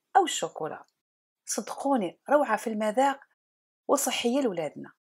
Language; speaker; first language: Arabic; non-native, local second language; Kabyle